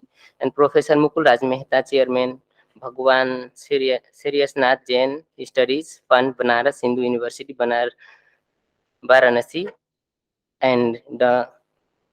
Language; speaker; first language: English; non-native, fluent; Thai